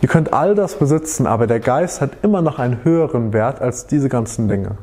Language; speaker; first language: German; native; German